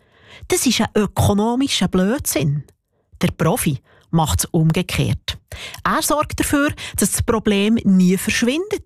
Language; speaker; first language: German; native; German